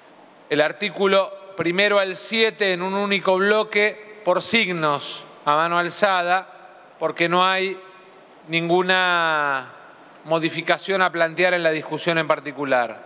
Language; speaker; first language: Spanish; native; Spanish